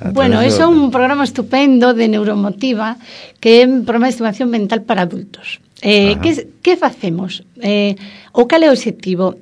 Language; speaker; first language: Galician; non-native, local second language; Spanish